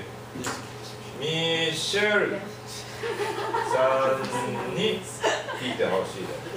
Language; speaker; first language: Japanese; non-native, fluent; English